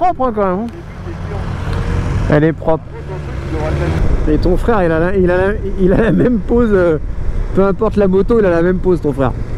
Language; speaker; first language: French; native; French